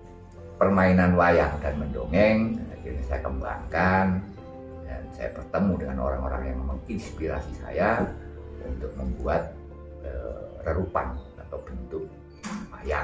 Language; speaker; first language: Indonesian; non-native, local second language; Javanese